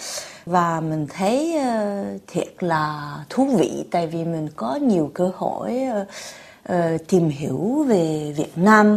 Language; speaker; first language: Vietnamese; early bilingual, heritage; Vietnamese